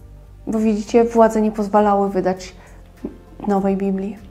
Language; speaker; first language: Polish; native; Polish